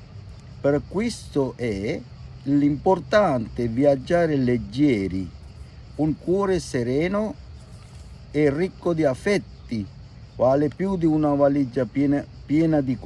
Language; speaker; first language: Italian; non-native, fluent; Sinhala